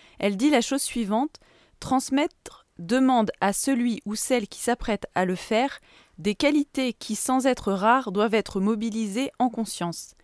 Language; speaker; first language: French; native; French